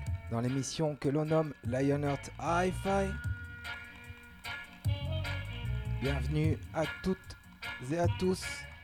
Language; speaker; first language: French; native; French